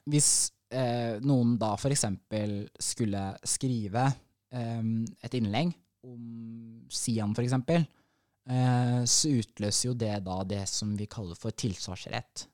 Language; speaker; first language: Norwegian; early bilingual, other home language; Somali